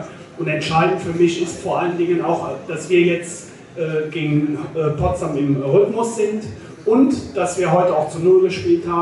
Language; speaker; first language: German; native; German